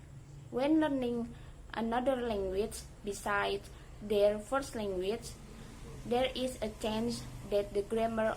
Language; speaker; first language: English; non-native, learner; Indonesian